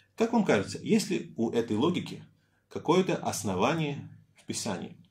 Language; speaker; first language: Russian; native; Russian